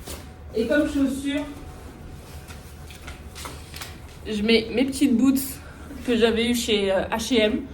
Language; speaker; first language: French; native; French